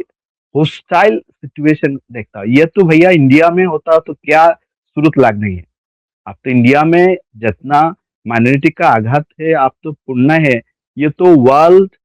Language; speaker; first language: Hindi; non-native, learner; Bangla